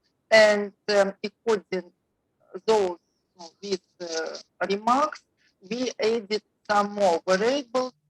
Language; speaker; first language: English; non-native, learner; Russian